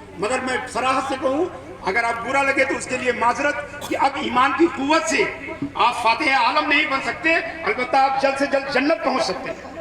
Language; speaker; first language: Urdu; native; Urdu